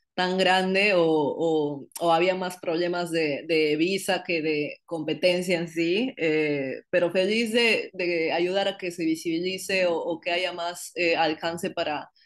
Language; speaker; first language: Spanish; native; Spanish